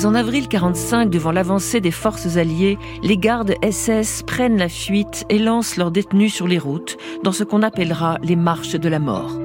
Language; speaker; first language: French; native; French